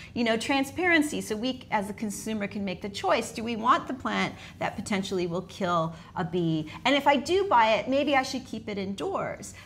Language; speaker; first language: English; native; English